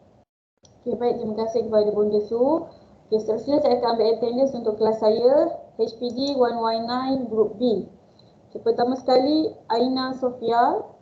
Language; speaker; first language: Malay; native; Malay